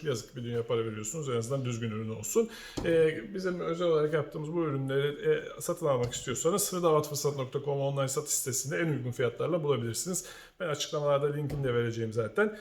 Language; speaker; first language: Turkish; native; Turkish